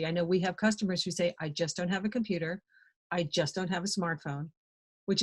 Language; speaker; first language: English; native; English